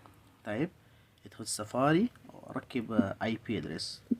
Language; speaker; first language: Arabic; non-native, learner; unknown